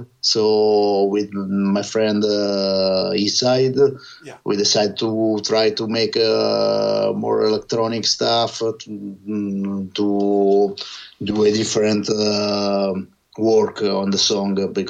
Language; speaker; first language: English; non-native, learner; Italian